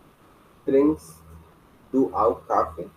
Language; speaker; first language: German; non-native, fluent; Hindi